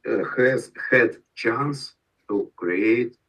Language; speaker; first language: English; non-native, learner; Russian